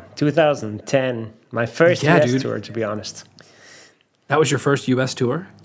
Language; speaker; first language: English; native; English